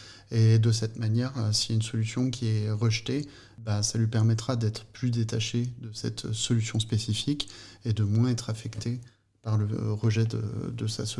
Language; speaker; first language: French; native; French